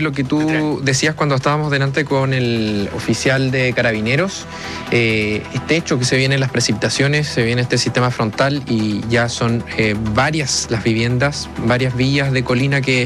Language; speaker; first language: Spanish; native; Spanish